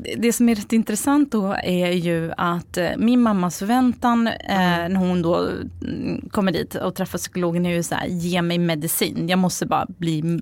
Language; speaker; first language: Swedish; early bilingual, other home language; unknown